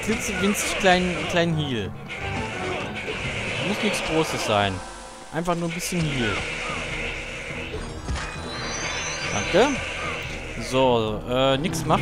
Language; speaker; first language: German; native; German